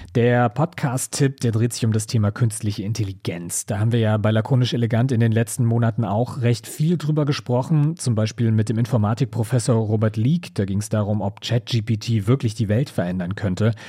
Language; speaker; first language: German; native; German